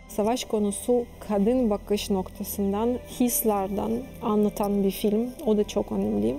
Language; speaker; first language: Turkish; non-native, fluent; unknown